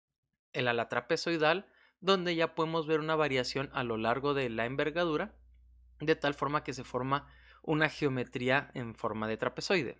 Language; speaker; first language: Spanish; native; Spanish